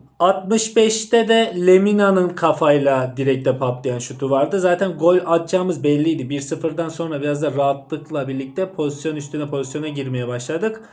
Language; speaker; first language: Turkish; native; Turkish